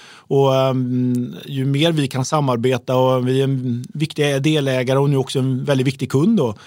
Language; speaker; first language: Swedish; native; Swedish